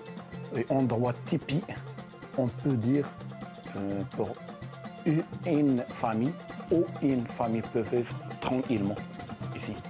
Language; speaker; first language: French; non-native, learner; Arabic